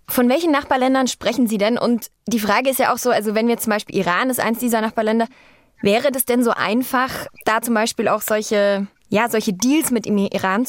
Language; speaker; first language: German; native; German